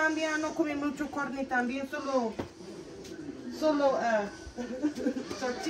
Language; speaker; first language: Spanish; non-native, learner; English